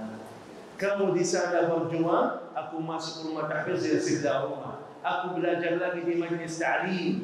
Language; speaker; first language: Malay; non-native, fluent; Arabic